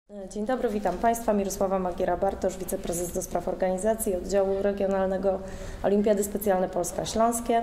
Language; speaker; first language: Polish; native; Polish